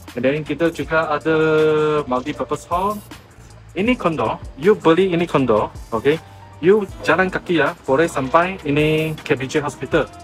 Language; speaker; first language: Malay; non-native, local second language; Chinese